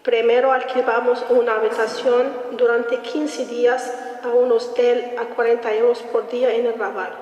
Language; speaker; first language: Spanish; non-native, learner; Arabic